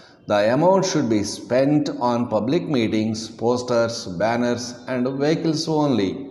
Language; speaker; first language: English; non-native, local second language; Telugu